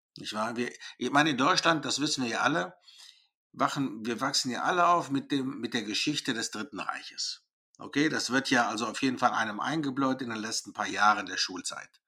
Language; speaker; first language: German; early bilingual, other home language; Greek